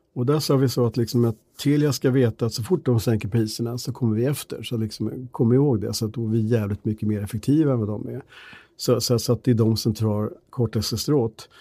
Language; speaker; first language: Swedish; native; Swedish